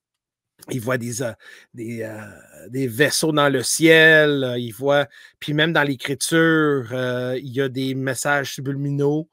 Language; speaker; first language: French; native; French